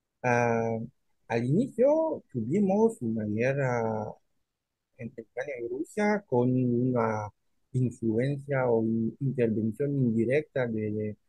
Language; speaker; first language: Spanish; non-native, fluent; French